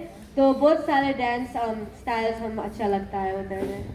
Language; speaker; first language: Hindi; non-native, learner; Gujarati